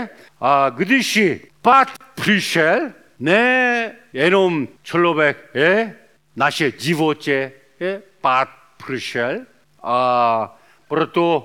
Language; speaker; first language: Czech; non-native, learner; Korean